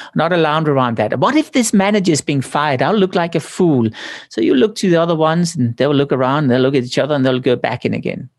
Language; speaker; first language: English; non-native, fluent; Danish